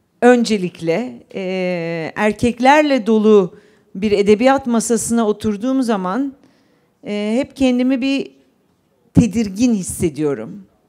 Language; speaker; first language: Turkish; native; Turkish